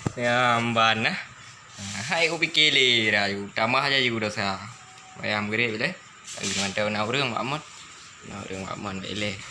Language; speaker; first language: Malay; non-native, local second language; Achinese